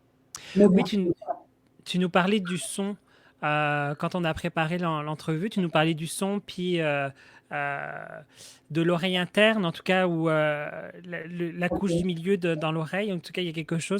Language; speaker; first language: French; native; French